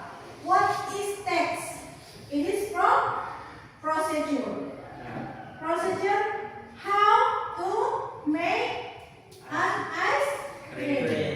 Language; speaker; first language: English; non-native, learner; Indonesian